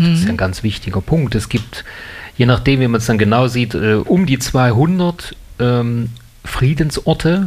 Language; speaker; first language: German; native; German